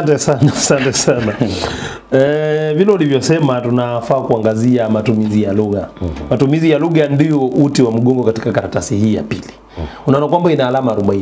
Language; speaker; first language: Swahili; native; Swahili